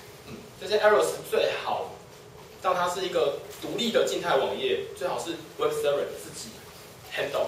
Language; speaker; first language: Chinese; native; Chinese